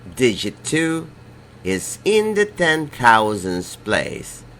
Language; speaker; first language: English; non-native, local second language; Filipino